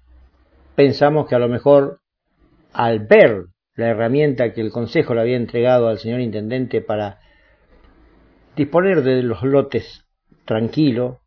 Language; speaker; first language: Spanish; native; Spanish